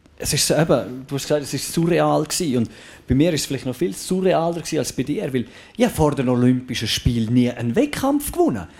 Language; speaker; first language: German; native; German